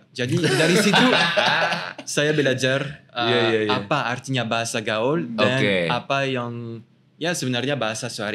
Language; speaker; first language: Indonesian; non-native, fluent; French